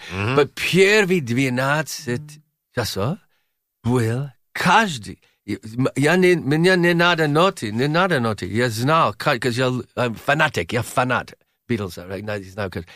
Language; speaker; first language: Russian; non-native, learner; English